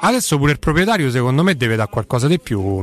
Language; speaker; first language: Italian; native; Italian